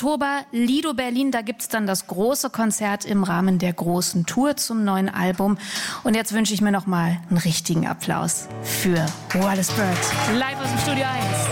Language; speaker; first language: German; native; German